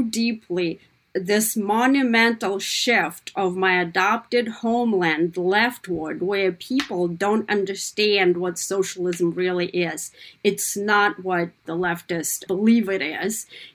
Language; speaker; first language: English; non-native, fluent; Kazakh